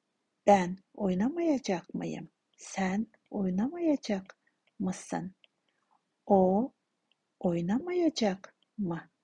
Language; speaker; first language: Turkish; non-native, fluent; Kazakh